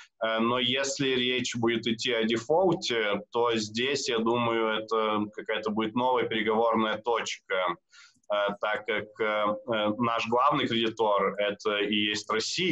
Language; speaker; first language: Russian; native; Russian